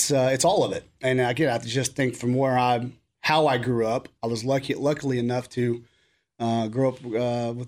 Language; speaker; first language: English; native; English